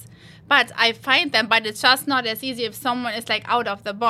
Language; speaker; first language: English; non-native, fluent; German